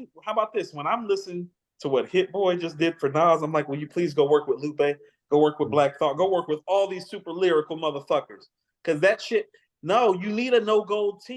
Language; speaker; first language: English; native; English